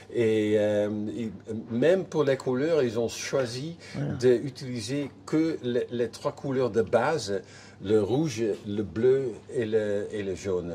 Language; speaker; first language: French; non-native, fluent; Dutch